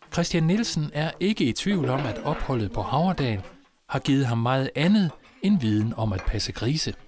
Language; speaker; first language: Danish; native; Danish